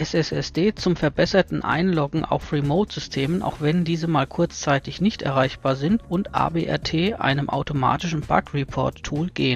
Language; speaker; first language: German; native; German